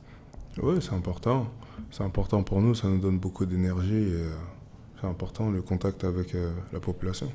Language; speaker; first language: French; native; French